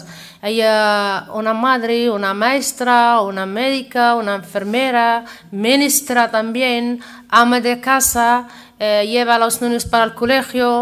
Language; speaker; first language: Spanish; non-native, learner; Arabic